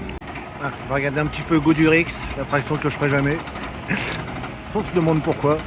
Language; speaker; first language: French; native; French